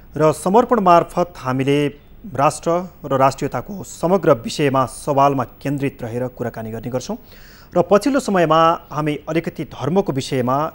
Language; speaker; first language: Nepali; native; Nepali